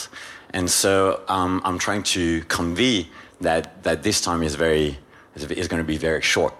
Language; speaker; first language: English; non-native, fluent; French